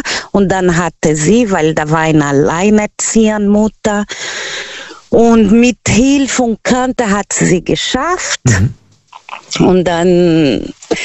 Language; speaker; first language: German; non-native, learner; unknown